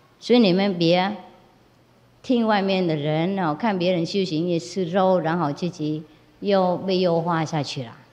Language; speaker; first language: Chinese; non-native, fluent; Vietnamese